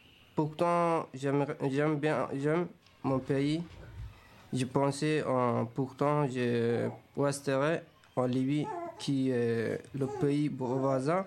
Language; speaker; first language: French; non-native, fluent; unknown